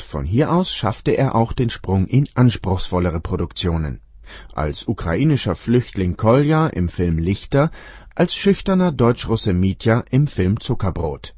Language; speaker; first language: German; native; German